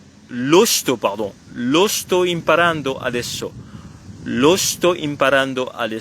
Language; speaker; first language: Italian; non-native, fluent; French